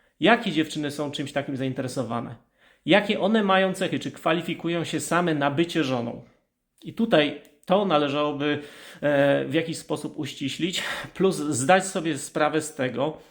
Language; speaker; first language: Polish; native; Polish